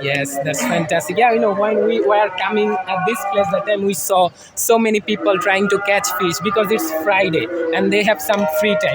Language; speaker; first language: English; non-native, fluent; Bangla